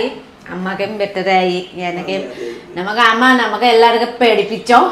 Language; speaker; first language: Malayalam; non-native, fluent; Nepali